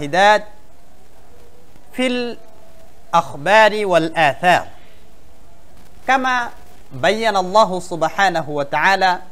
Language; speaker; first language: Arabic; non-native, fluent; Bangla